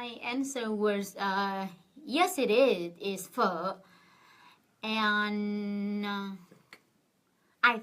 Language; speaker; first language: English; non-native, fluent; Vietnamese